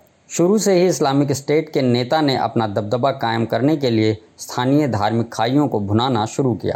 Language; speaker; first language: Hindi; native; Hindi